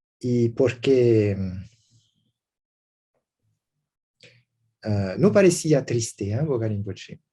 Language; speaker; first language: Spanish; non-native, learner; French